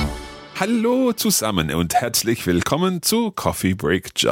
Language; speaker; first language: German; non-native, fluent; English